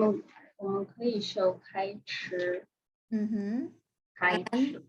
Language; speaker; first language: Chinese; non-native, learner; English